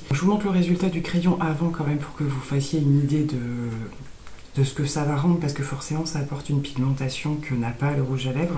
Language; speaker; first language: French; native; French